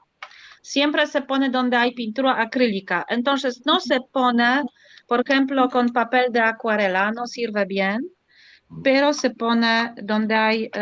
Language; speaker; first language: Spanish; non-native, learner; Polish